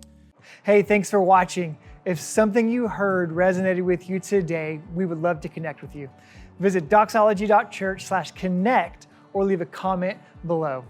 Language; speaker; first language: English; native; English